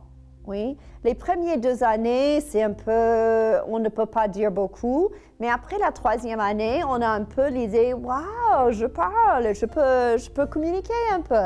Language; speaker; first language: French; non-native, fluent; English